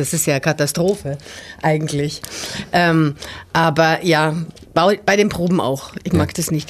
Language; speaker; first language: German; native; German